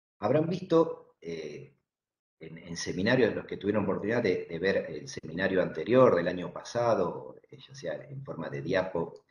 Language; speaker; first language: Spanish; native; Spanish